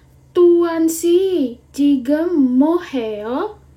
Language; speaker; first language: Korean; non-native, fluent; Indonesian